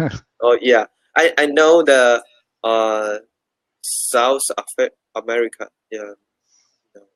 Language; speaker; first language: English; non-native, learner; Chinese